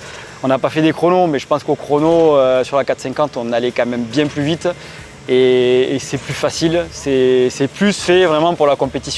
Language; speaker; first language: French; native; French